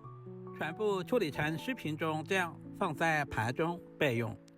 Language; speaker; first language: Chinese; native; Chinese